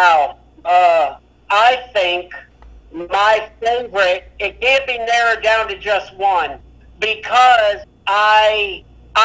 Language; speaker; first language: English; native; English